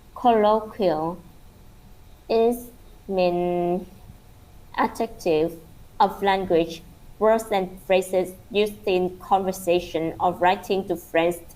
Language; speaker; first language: English; non-native, learner; Vietnamese